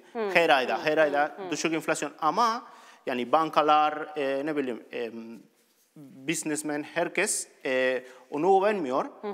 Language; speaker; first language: Turkish; non-native, learner; Spanish